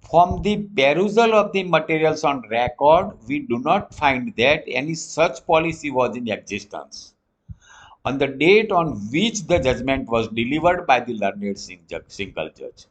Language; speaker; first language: English; non-native, local second language; Gujarati